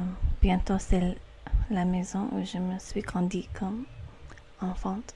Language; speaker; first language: French; non-native, learner; English